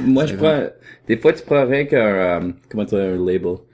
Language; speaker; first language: French; native; French